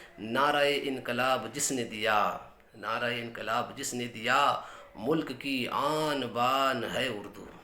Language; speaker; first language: Urdu; native; Urdu